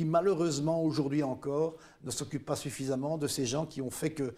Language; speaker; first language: French; native; French